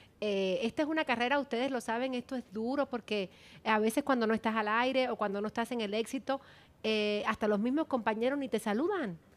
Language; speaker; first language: Spanish; native; Spanish